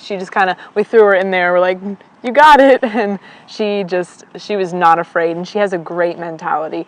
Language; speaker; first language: English; native; English